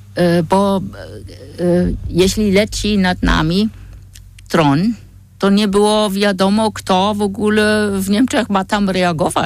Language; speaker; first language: Polish; non-native, fluent; German